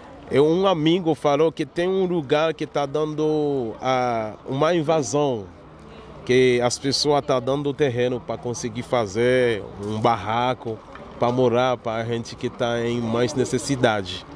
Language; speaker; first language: Portuguese; non-native, learner; Haitian Creole